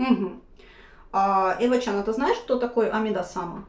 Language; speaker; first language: Russian; native; Russian